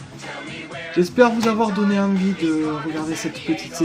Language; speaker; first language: French; native; French